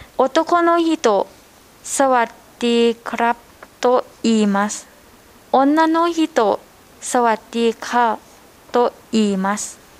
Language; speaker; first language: Japanese; non-native, learner; Thai